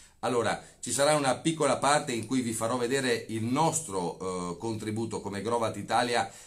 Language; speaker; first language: Italian; native; Italian